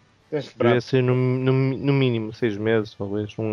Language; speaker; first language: Portuguese; native; Portuguese